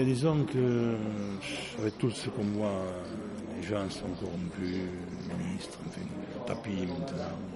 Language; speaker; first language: French; native; French